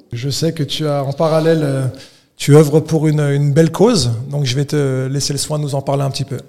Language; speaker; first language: French; native; French